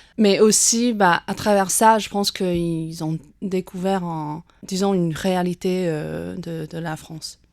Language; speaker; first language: French; non-native, fluent; Chinese